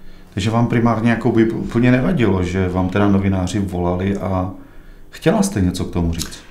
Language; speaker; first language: Czech; native; Czech